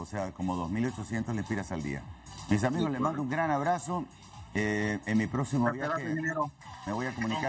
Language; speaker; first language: Spanish; native; Spanish